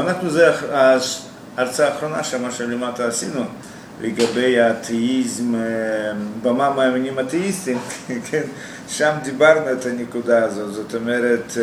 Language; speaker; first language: Hebrew; non-native, fluent; Russian